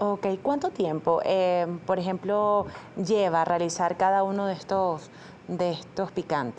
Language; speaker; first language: Spanish; native; Spanish